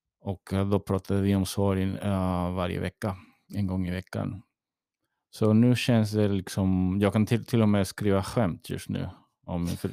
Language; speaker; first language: Swedish; early bilingual, heritage; English